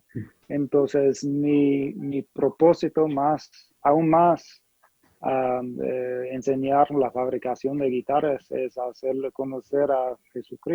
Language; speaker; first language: Spanish; non-native, fluent; English